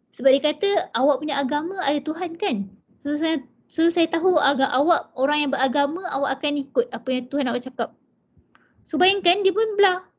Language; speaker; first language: Malay; native; Malay